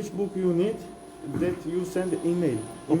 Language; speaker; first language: English; non-native, learner; Turkish